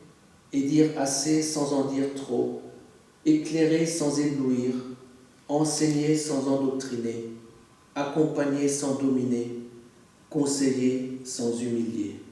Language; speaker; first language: French; native; French